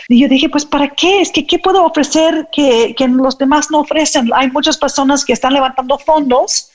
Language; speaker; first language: Spanish; non-native, fluent; English